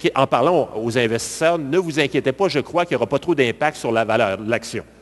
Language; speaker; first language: French; native; French